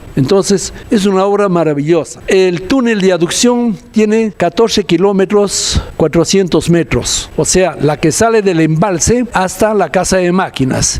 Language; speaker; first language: Spanish; native; Spanish